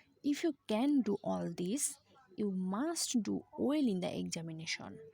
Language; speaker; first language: English; non-native, local second language; Bangla